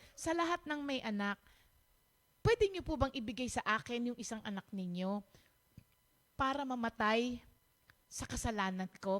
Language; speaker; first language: Filipino; non-native, local second language; Pampanga